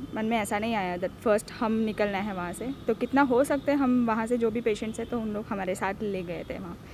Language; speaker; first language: Hindi; non-native, local second language; Telugu